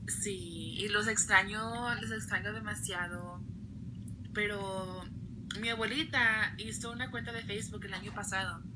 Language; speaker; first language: Spanish; early bilingual, other home language; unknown